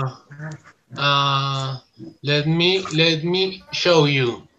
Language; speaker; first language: English; non-native, learner; Spanish